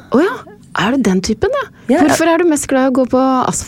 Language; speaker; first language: Norwegian; native; Norwegian